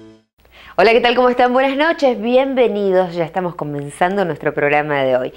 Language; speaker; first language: Spanish; native; Spanish